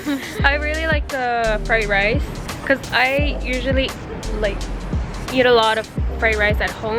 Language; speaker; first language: English; non-native, fluent; Mongolian